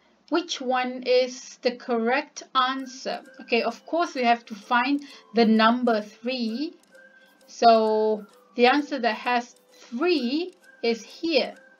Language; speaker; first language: English; non-native, local second language; Malay